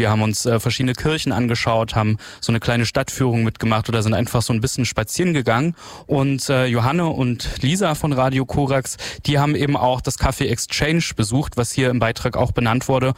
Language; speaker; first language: German; native; German